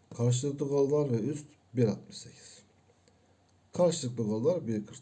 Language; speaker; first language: Turkish; native; Turkish